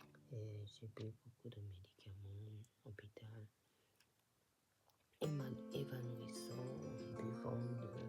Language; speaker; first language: French; non-native, learner; Japanese